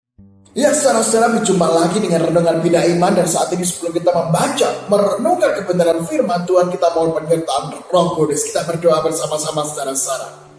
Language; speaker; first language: Indonesian; native; Indonesian